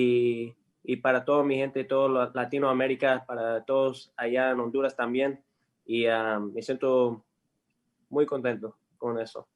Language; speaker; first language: Spanish; early bilingual, heritage; English